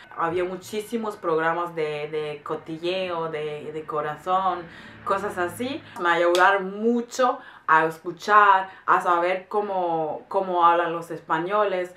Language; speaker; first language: Spanish; non-native, fluent; German